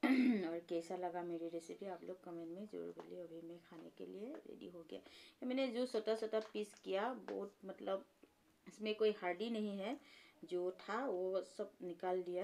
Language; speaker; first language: Hindi; non-native, local second language; Assamese